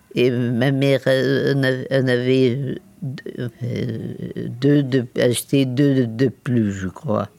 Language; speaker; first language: French; native; French